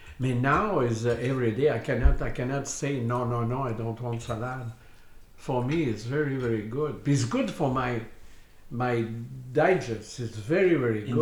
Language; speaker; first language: English; non-native, learner; French